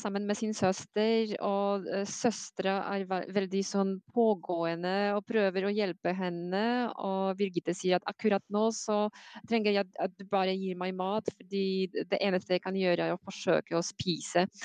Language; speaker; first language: Norwegian; non-native, fluent; Polish